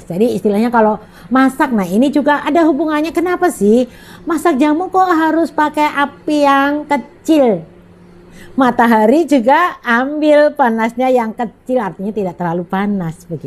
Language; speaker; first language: Indonesian; native; Indonesian